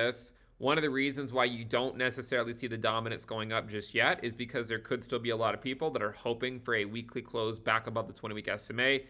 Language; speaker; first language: English; native; English